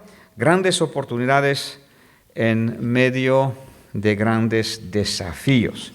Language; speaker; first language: Spanish; non-native, fluent; French